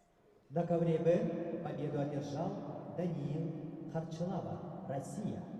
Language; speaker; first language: Russian; native; Russian